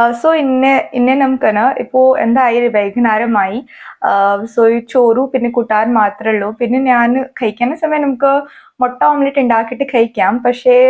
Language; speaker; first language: Malayalam; non-native, learner; Hindi